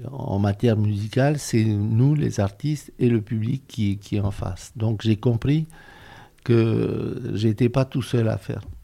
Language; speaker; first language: French; non-native, fluent; Romanian